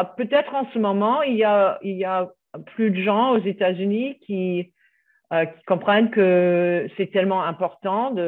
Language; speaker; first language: French; non-native, fluent; English